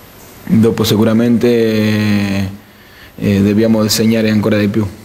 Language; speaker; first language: Italian; non-native, fluent; Spanish